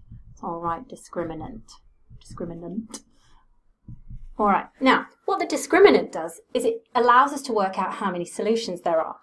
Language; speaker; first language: English; native; English